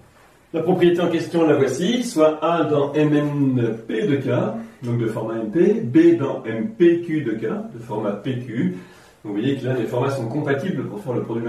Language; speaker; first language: French; native; French